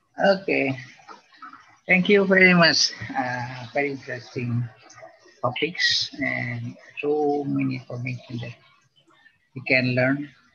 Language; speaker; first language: English; non-native, fluent; Indonesian